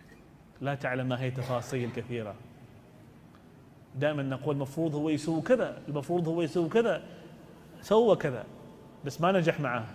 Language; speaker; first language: Arabic; native; Arabic